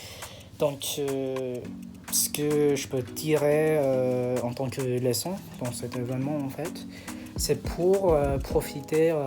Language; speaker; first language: French; non-native, fluent; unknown